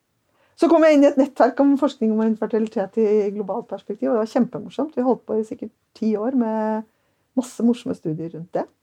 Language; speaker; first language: Norwegian; native; Norwegian